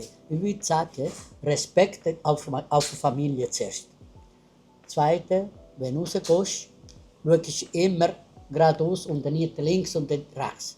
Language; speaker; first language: German; non-native, learner; Italian